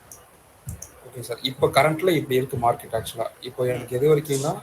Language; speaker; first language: Tamil; native; Tamil